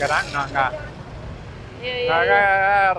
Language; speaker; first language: Indonesian; non-native, learner; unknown